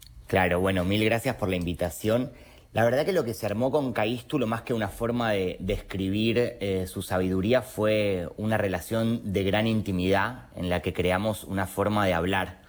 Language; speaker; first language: Spanish; native; Spanish